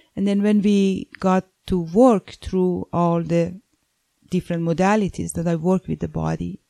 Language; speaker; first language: English; non-native, fluent; Persian